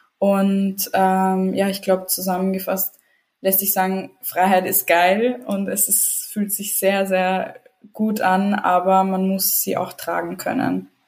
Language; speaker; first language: German; early bilingual, other home language; Serbian